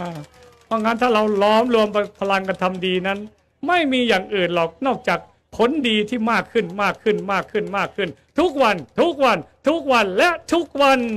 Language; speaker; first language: Thai; native; Thai